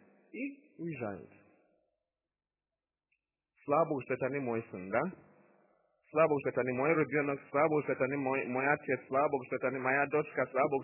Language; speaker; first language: Russian; non-native, fluent; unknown